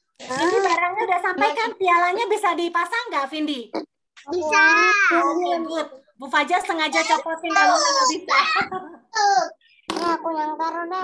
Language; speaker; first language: Indonesian; native; Indonesian